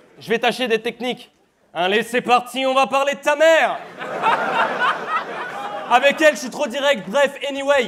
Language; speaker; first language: French; native; French